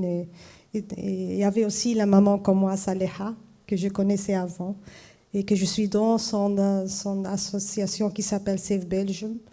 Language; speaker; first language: French; non-native, fluent; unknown